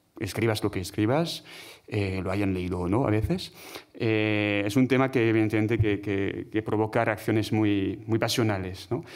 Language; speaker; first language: Spanish; non-native, fluent; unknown